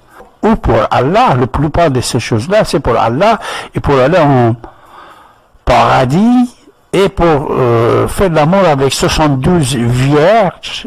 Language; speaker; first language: French; non-native, fluent; Persian